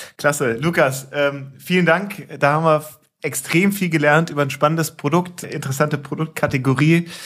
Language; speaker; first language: German; native; German